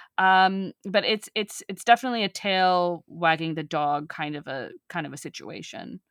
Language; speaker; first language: English; early bilingual, other home language; Urdu